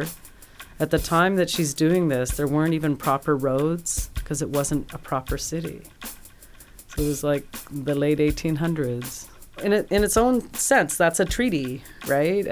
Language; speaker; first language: English; native; English